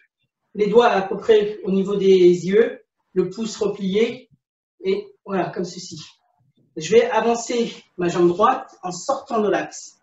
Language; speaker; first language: French; native; French